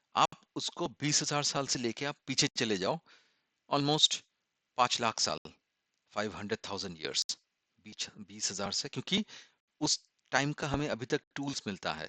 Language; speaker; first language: Hindi; non-native, local second language; Assamese